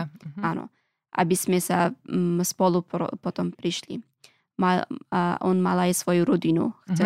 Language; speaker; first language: Slovak; non-native, learner; Pashto